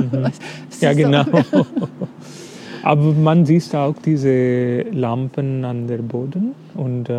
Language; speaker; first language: German; non-native, fluent; English